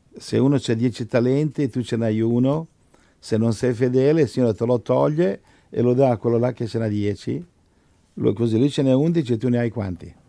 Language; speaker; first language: Italian; native; Italian